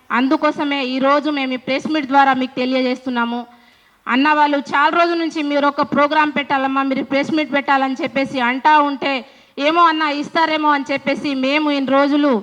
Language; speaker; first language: Telugu; non-native, local second language; Lambadi